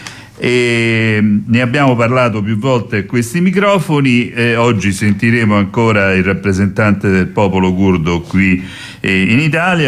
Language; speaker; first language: Italian; native; Italian